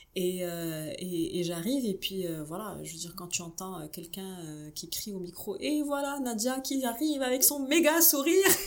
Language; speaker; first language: French; non-native, local second language; Arabic